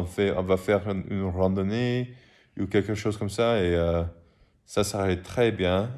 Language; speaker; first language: French; non-native, learner; English